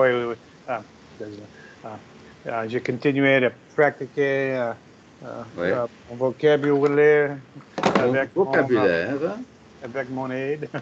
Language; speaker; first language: French; non-native, learner; English